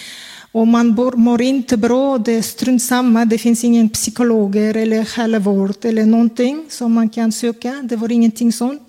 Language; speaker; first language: Swedish; non-native, fluent; Kazakh